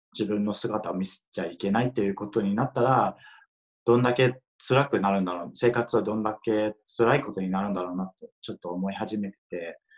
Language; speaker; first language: Japanese; non-native, fluent; English